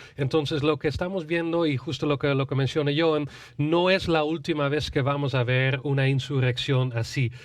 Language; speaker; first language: Spanish; non-native, fluent; Dutch